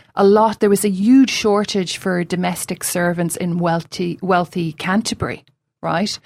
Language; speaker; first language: English; native; English